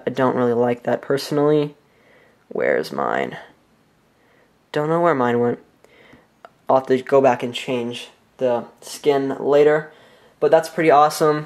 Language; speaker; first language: English; native; English